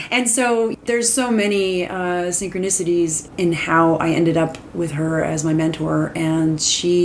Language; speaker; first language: English; native; English